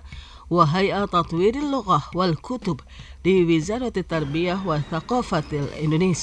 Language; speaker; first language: Arabic; non-native, fluent; Indonesian